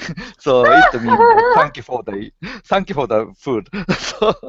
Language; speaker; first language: English; non-native, learner; Japanese